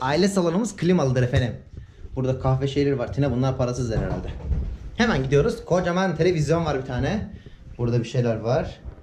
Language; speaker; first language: Turkish; native; Turkish